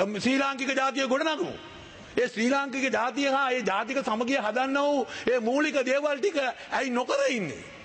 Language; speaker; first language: Sinhala; non-native, local second language; Tamil